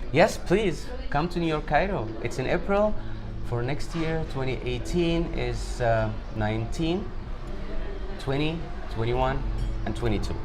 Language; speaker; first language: English; non-native, fluent; Arabic